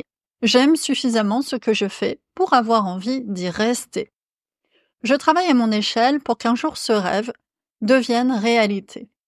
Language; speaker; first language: French; native; French